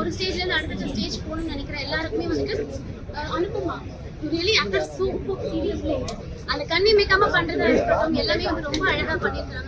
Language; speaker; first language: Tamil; native; Tamil